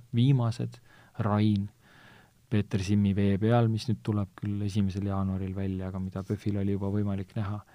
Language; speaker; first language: Estonian; native; Estonian